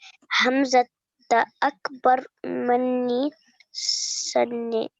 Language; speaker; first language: Arabic; non-native, learner; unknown